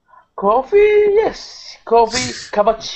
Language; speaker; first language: English; non-native, learner; Arabic